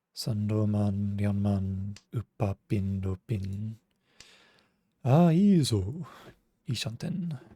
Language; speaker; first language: Japanese; non-native, fluent; English